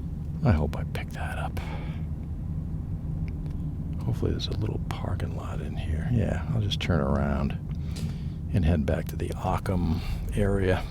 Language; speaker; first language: English; native; English